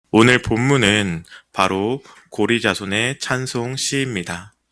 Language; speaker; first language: Korean; native; Korean